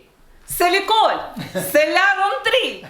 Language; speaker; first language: French; non-native, learner; Ukrainian